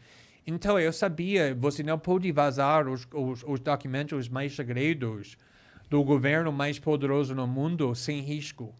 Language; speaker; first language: Portuguese; non-native, fluent; English